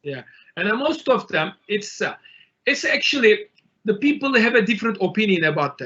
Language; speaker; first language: English; non-native, learner; Turkish